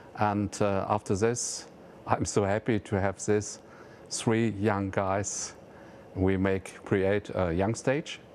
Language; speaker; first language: English; non-native, fluent; German